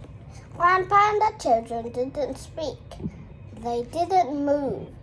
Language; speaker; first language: English; non-native, learner; Vietnamese